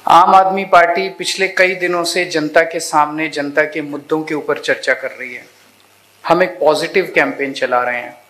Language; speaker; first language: Hindi; native; Hindi